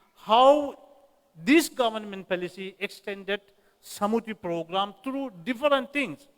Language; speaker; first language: English; non-native, local second language; Tamil